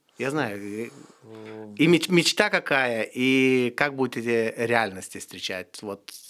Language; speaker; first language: Russian; non-native, fluent; Lithuanian